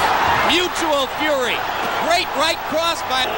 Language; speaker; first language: English; native; English